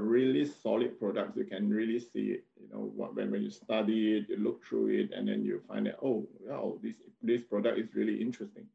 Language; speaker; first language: English; non-native, local second language; Min Nan Chinese